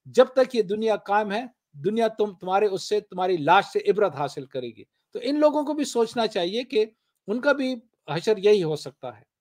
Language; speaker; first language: Urdu; non-native, local second language; Pashto